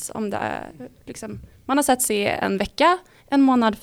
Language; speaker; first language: Swedish; native; Swedish